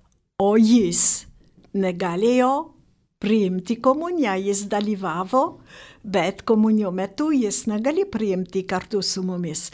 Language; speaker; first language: Lithuanian; non-native, fluent; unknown